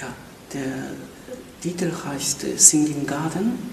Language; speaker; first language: German; non-native, fluent; Japanese